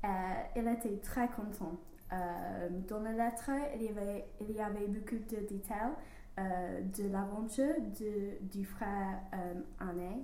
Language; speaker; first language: French; non-native, learner; English